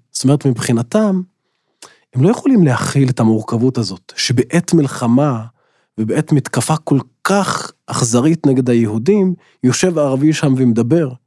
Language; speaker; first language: Hebrew; non-native, local second language; Arabic